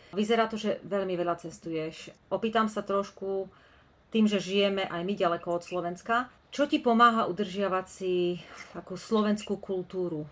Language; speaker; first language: Slovak; native; Slovak